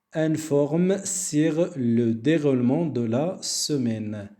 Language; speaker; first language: French; non-native, local second language; Arabic